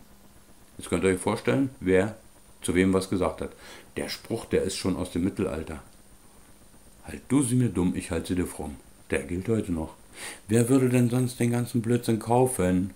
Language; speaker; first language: German; native; German